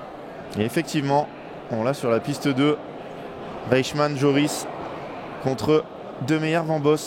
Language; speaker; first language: French; native; French